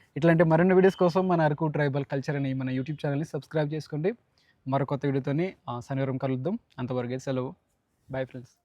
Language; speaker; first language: Telugu; native; Telugu